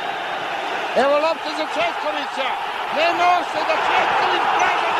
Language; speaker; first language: Serbian; native; Serbian